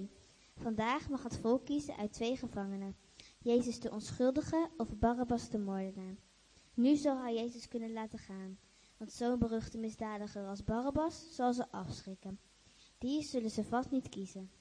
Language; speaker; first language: Dutch; native; Dutch